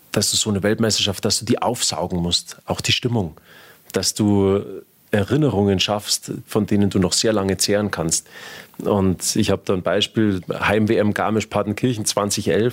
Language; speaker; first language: German; native; German